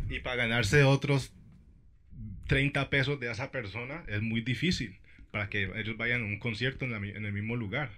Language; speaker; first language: Spanish; early bilingual, heritage; Spanish